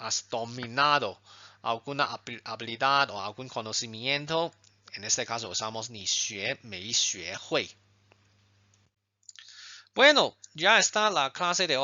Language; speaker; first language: Spanish; non-native, fluent; Chinese